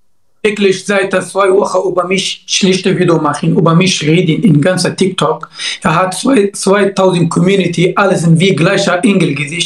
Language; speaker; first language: German; non-native, learner; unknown